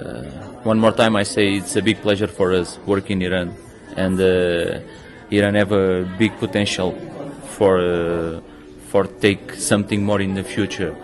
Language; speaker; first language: English; non-native, learner; Portuguese